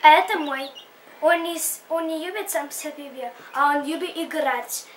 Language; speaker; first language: Russian; early bilingual, heritage; English